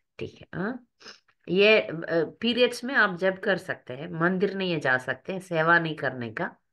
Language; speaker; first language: Hindi; non-native, local second language; Tamil